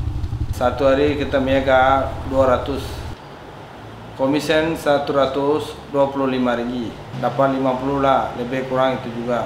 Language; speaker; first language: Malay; non-native, learner; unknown